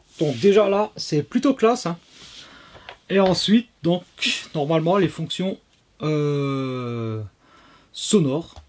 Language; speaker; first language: French; native; French